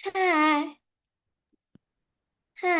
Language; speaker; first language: English; non-native, learner; Vietnamese